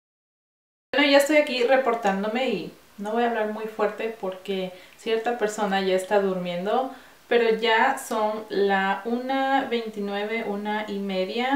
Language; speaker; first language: Spanish; early bilingual, heritage; Spanish